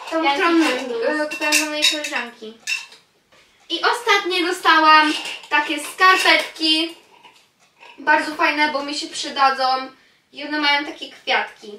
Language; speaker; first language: Polish; early bilingual, heritage; Polish